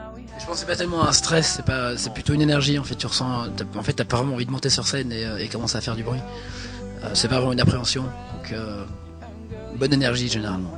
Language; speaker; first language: French; early bilingual, other home language; English